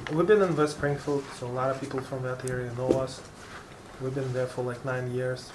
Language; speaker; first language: English; non-native, fluent; Lithuanian